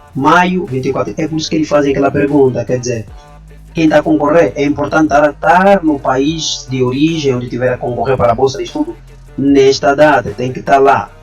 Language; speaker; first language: Portuguese; native; Portuguese